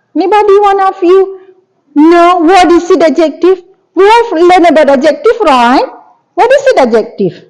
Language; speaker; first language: English; non-native, learner; Indonesian